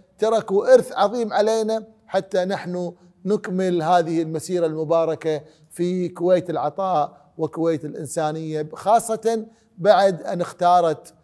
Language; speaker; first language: Arabic; native; Arabic